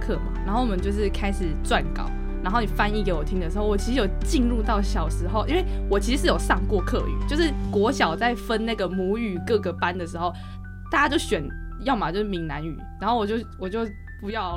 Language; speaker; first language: Chinese; non-native, local second language; Min Nan Chinese